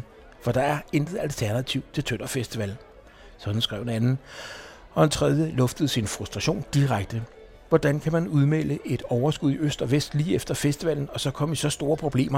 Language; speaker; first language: Danish; native; Danish